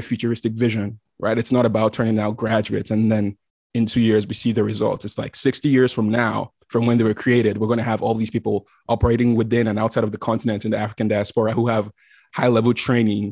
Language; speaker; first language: English; non-native, local second language; Igbo